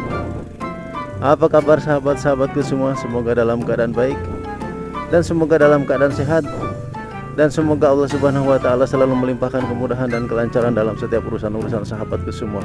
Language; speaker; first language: Indonesian; non-native, local second language; Sundanese